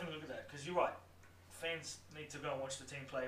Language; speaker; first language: English; native; English